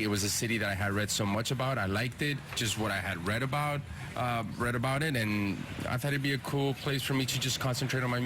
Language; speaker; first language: English; early bilingual, other home language; Spanish